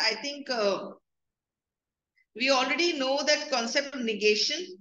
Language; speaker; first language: English; non-native, local second language; Hindi